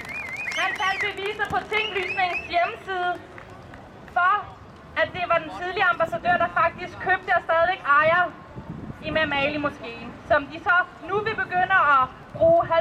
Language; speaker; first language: Danish; early bilingual, other home language; Persian